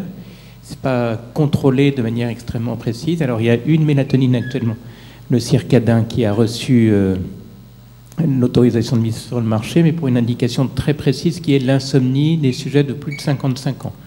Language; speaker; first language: French; native; French